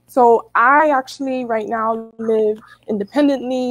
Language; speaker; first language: English; native; English